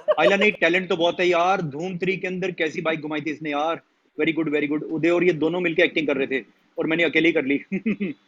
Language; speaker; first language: Hindi; native; Hindi